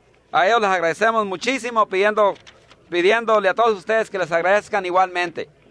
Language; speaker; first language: Spanish; early bilingual, heritage; Spanish